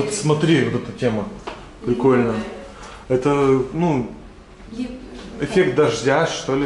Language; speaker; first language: Russian; native; Russian